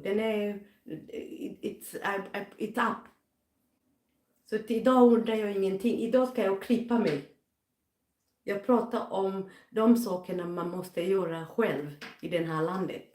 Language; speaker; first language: Swedish; non-native, fluent; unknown